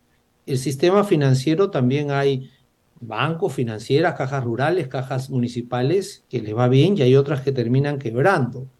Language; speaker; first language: Spanish; native; Spanish